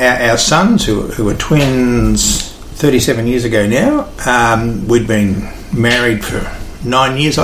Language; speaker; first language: English; native; English